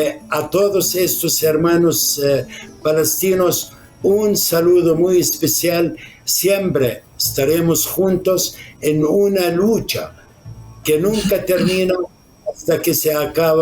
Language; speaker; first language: Spanish; non-native, fluent; Arabic